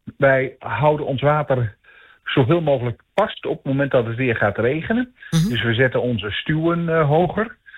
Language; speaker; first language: Dutch; native; Dutch